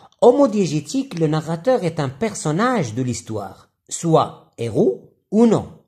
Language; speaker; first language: French; non-native, local second language; Arabic